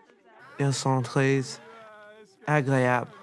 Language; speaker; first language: French; non-native, learner; English